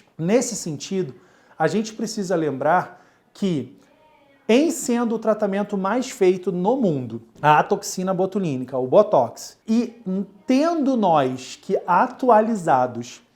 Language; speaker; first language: Portuguese; native; Portuguese